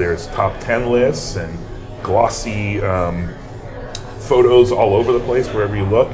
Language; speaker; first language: English; native; English